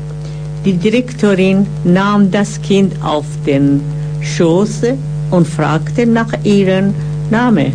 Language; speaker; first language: German; non-native, fluent; Persian